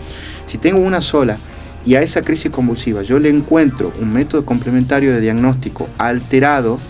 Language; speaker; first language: Spanish; native; Spanish